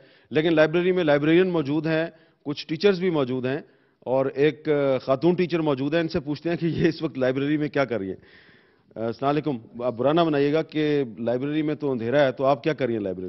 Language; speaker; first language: Urdu; native; Urdu